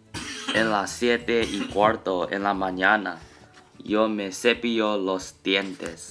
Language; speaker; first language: Spanish; non-native, learner; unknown